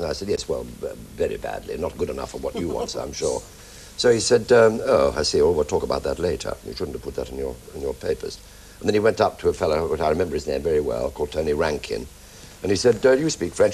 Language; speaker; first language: English; native; English